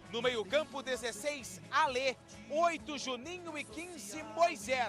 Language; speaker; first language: Portuguese; native; Portuguese